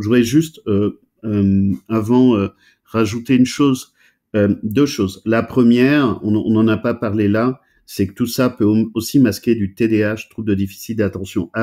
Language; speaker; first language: French; native; French